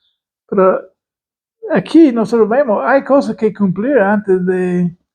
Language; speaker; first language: Spanish; non-native, fluent; English